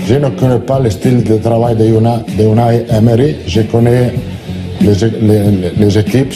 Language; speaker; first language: French; non-native, learner; Italian